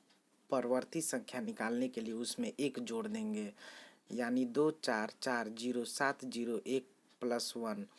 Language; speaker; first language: Hindi; native; Hindi